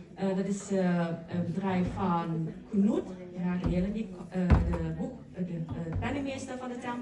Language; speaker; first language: Dutch; non-native, learner; Thai